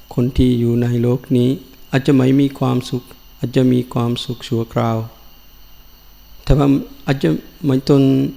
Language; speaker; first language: Thai; non-native, learner; Sinhala